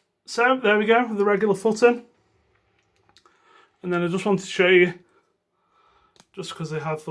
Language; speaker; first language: English; native; English